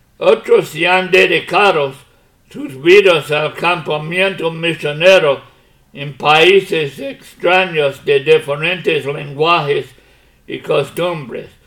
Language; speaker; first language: Spanish; non-native, fluent; English